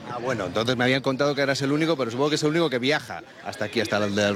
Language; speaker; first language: Spanish; native; Spanish